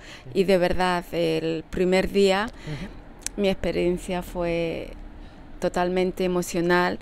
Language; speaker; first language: Spanish; early bilingual, heritage; Spanish